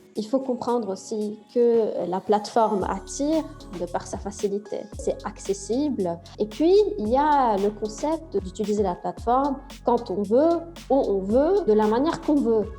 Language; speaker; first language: French; non-native, local second language; Arabic